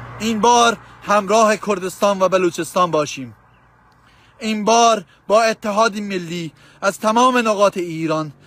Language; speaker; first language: Persian; non-native, local second language; Central Kurdish